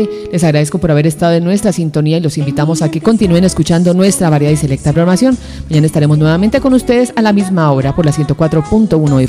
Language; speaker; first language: Spanish; native; Spanish